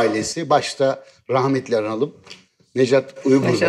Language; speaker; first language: Turkish; native; Turkish